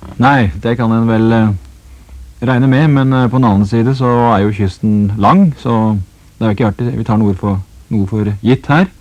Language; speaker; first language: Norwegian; native; Norwegian